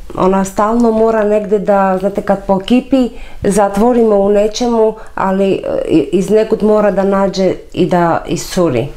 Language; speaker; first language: Serbian; non-native, fluent; Armenian